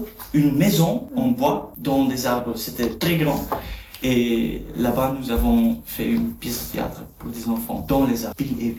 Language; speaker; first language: French; non-native, learner; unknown